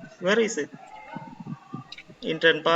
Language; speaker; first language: English; non-native, learner; Indonesian